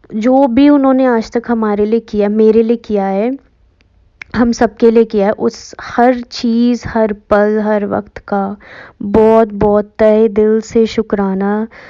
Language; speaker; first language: Hindi; native; Hindi